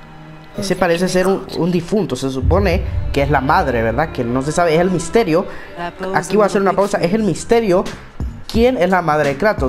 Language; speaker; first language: Spanish; native; Spanish